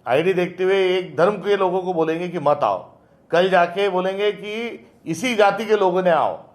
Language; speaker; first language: Hindi; non-native, local second language; Marathi